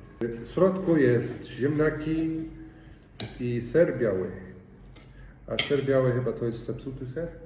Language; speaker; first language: Polish; non-native, learner; Icelandic